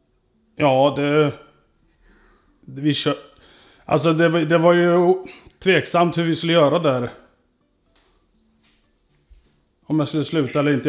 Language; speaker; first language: Swedish; native; Swedish